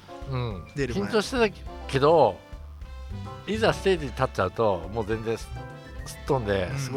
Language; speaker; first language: Japanese; native; Japanese